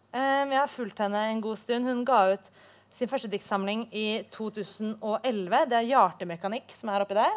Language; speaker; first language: Norwegian; native; Norwegian